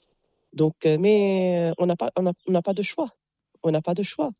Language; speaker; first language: French; non-native, local second language; Arabic